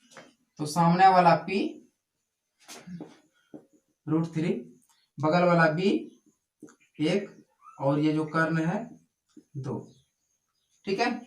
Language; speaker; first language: Hindi; native; Hindi